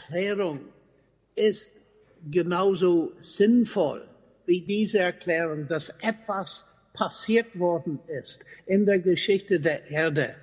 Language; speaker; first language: German; non-native, fluent; English